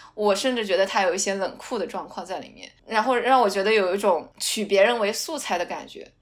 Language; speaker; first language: Chinese; non-native, local second language; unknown